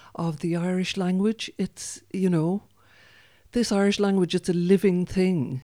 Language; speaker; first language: English; non-native, local second language; Irish